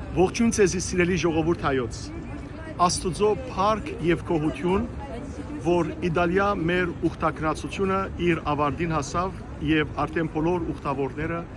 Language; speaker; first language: Armenian; early bilingual, heritage; Armenian